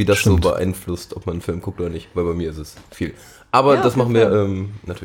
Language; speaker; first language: German; native; German